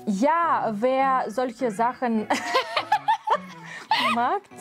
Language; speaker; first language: German; non-native, fluent; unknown